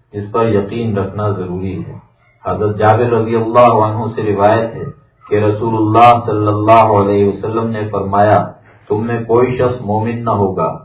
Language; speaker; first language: Urdu; native; Urdu